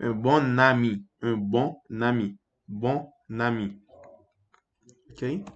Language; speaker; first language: French; non-native, fluent; Portuguese